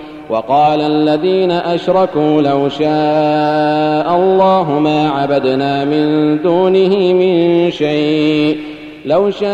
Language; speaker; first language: Arabic; native; Arabic